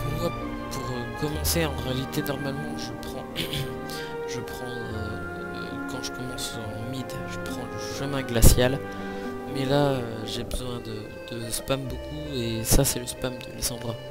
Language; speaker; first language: French; native; French